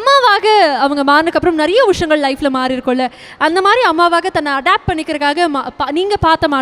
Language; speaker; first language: Tamil; native; Tamil